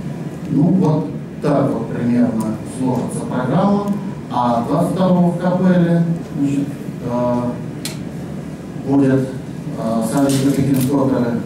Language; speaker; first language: Russian; native; Russian